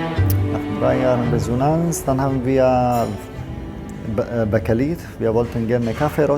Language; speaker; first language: German; non-native, learner; Arabic